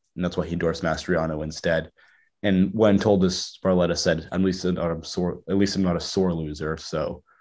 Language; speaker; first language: English; native; English